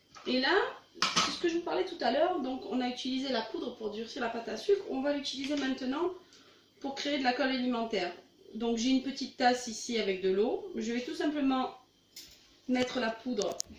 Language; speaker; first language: French; native; French